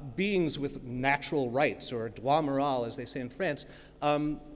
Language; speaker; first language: English; native; English